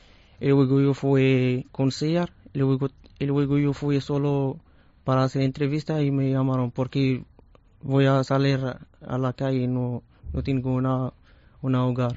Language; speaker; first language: Spanish; non-native, learner; Arabic